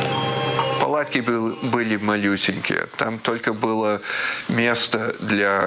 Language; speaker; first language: Russian; early bilingual, heritage; Russian